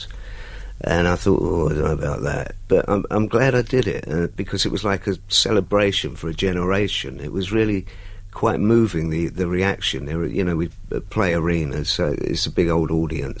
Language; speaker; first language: English; native; English